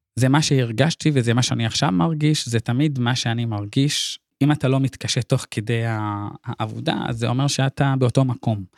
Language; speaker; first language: Hebrew; non-native, local second language; Arabic